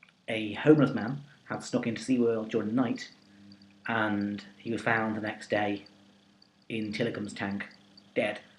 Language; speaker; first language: English; native; English